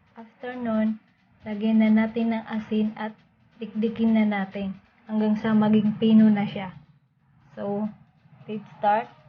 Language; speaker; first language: Filipino; non-native, local second language; Maranao